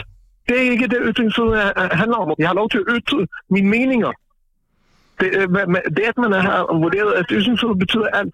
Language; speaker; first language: Danish; non-native, fluent; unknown